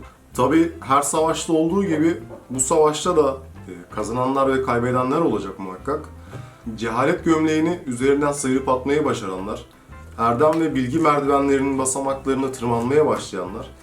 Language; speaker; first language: Turkish; native; Turkish